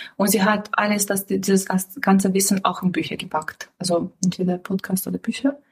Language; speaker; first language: German; non-native, fluent; Romanian